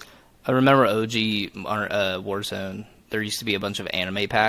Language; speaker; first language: English; native; English